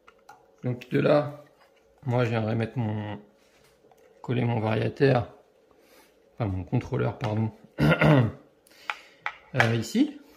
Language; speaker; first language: French; native; French